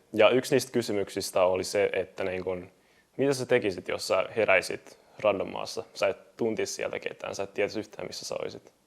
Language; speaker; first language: Finnish; native; Finnish